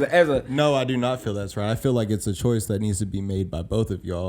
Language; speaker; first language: English; native; English